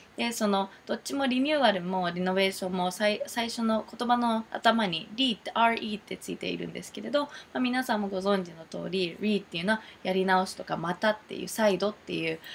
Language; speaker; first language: Japanese; early bilingual, heritage; Japanese